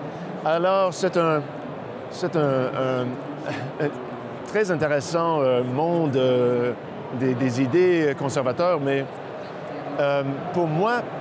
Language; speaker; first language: French; non-native, local second language; English